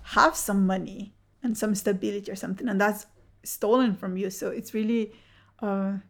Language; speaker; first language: English; early bilingual, other home language; Spanish